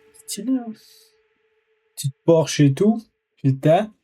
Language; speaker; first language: French; native; French